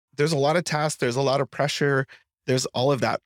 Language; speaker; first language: English; native; English